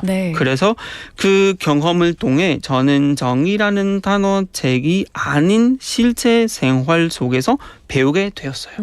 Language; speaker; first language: Korean; non-native, fluent; Spanish